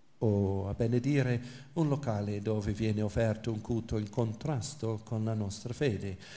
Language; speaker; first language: Italian; non-native, fluent; English